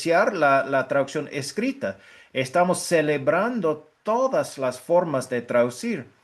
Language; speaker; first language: Spanish; non-native, fluent; English